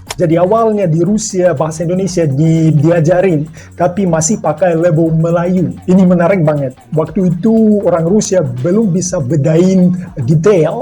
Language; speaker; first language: Indonesian; non-native, fluent; Russian